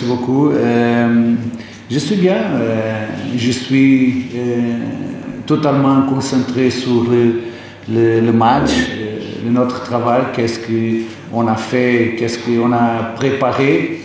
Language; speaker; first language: French; non-native, learner; Portuguese